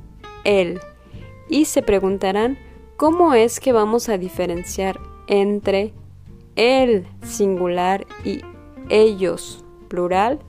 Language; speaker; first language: Spanish; non-native, fluent; French